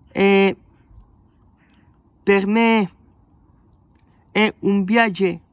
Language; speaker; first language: Italian; non-native, learner; French